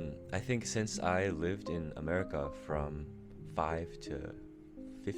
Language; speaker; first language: English; early bilingual, other home language; Japanese